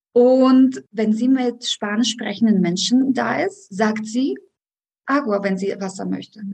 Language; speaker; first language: German; early bilingual, other home language; Russian